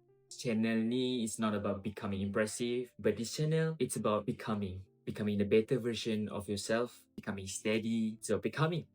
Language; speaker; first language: English; non-native, local second language; Malay